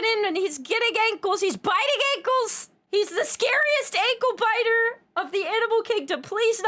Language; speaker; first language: English; native; English